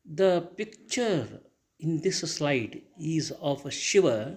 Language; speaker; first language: English; non-native, local second language; Kannada